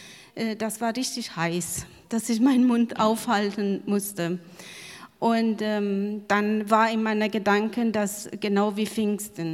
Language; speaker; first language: German; non-native, fluent; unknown